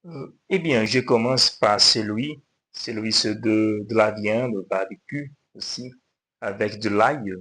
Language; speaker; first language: French; non-native, learner; Portuguese